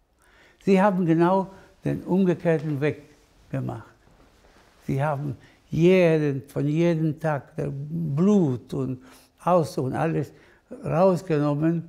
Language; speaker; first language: German; non-native, fluent; Spanish